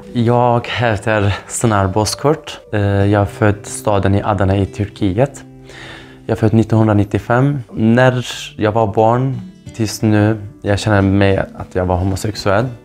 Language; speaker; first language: Swedish; non-native, fluent; Kurdish